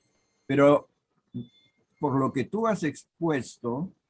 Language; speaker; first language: Spanish; native; Spanish